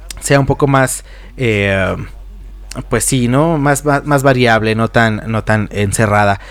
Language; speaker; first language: Spanish; native; Spanish